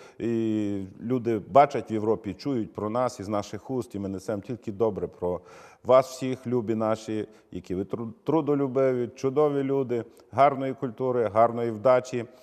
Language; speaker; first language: Ukrainian; native; Ukrainian